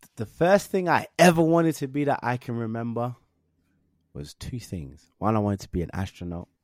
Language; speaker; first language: English; native; English